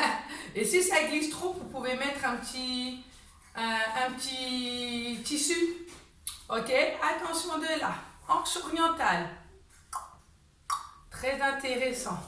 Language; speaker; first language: French; native; French